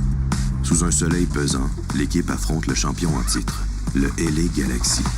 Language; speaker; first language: French; native; French